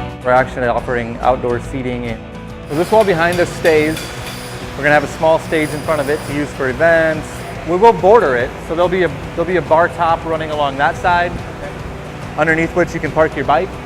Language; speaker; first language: English; native; English